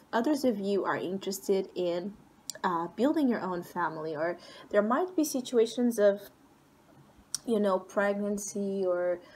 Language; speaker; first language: English; non-native, fluent; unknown